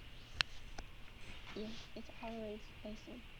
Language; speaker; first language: English; non-native, learner; Chinese